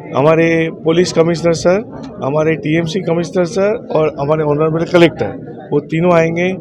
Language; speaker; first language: Hindi; non-native, local second language; Gujarati